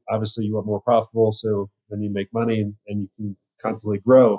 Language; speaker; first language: English; native; English